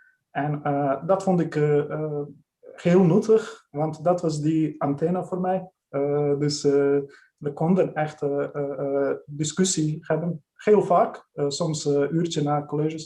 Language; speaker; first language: Dutch; non-native, fluent; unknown